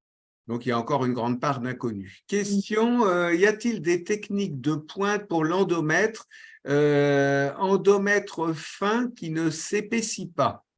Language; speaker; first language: French; native; French